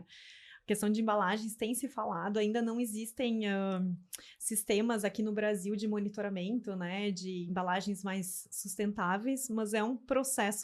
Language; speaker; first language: Portuguese; native; Portuguese